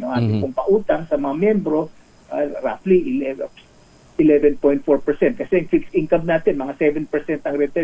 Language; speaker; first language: Filipino; native; Filipino